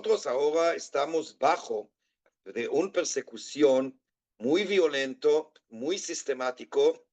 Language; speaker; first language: Spanish; non-native, fluent; Hebrew